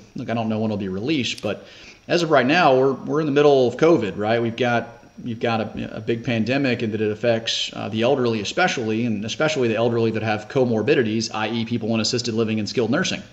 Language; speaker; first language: English; native; English